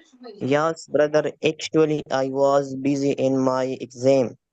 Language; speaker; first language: English; non-native, learner; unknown